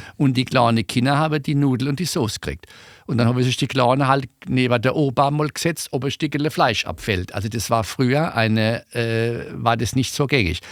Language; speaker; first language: German; native; German